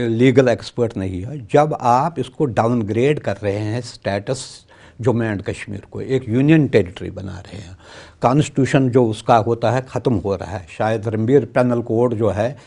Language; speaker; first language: Hindi; non-native, local second language; Kashmiri